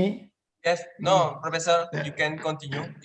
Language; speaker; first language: English; non-native, learner; Indonesian